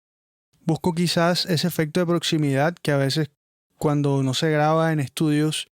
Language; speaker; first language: Spanish; native; Spanish